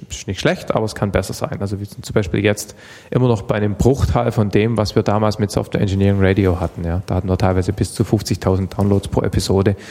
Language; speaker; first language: German; native; German